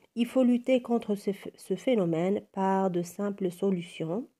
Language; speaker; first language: French; non-native, local second language; Arabic